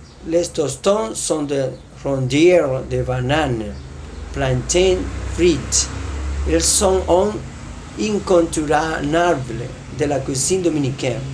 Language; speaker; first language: French; non-native, learner; Spanish